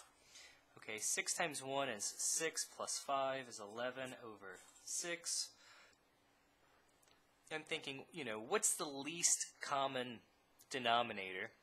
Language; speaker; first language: English; native; English